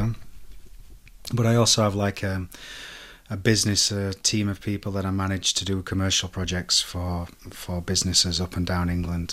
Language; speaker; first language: English; native; English